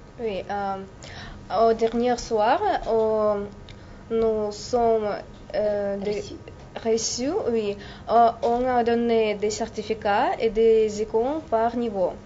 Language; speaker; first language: French; non-native, learner; Russian